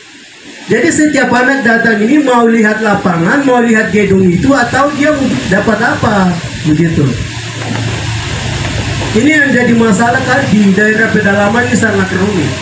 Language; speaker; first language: Indonesian; non-native, local second language; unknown